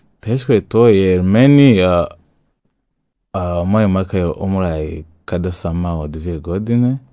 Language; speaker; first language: Croatian; non-native, learner; French